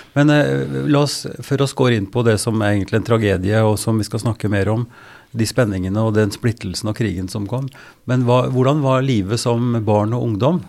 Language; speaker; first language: Norwegian; native; Norwegian